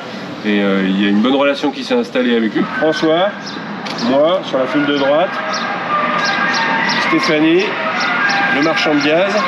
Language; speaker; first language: French; native; French